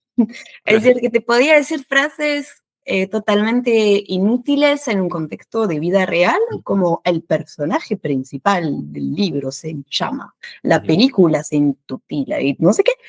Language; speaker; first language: Spanish; non-native, fluent; French